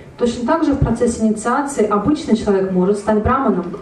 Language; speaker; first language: Russian; native; Russian